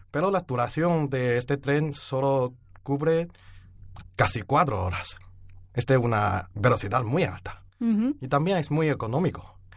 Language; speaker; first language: Spanish; non-native, fluent; Chinese